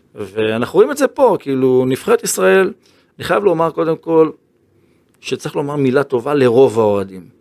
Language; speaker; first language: Hebrew; native; Hebrew